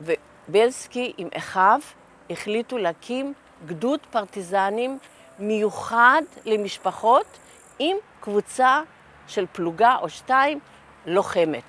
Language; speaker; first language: Hebrew; early bilingual, other home language; Yiddish